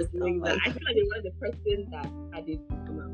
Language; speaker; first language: English; native; English